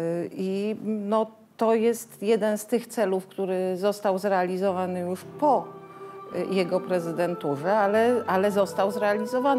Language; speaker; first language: Polish; native; Polish